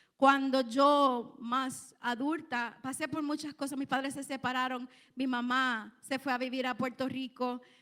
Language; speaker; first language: Spanish; early bilingual, heritage; Spanish